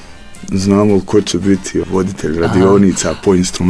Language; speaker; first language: Serbian; native; Serbian